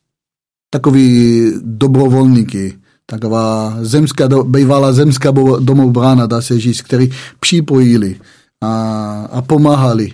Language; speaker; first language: Czech; non-native, fluent; Hebrew